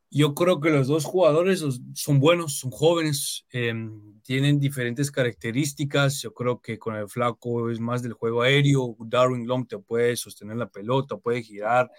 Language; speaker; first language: Spanish; early bilingual, heritage; Spanish